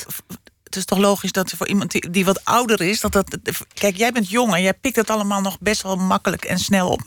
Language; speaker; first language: Dutch; native; Dutch